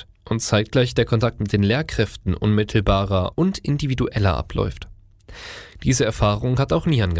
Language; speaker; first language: German; native; German